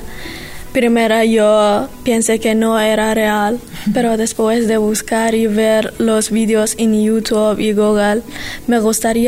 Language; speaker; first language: Spanish; non-native, learner; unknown